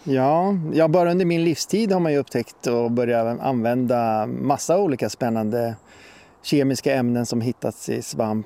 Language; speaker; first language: Swedish; native; Swedish